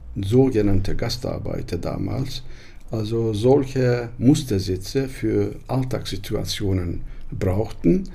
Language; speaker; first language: German; non-native, fluent; Turkish